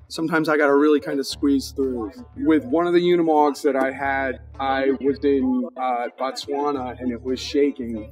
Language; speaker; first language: English; native; English